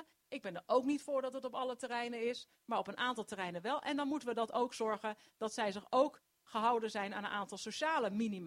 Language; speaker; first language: Dutch; native; Dutch